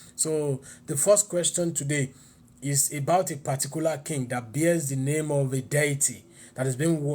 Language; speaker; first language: English; non-native, local second language; Yoruba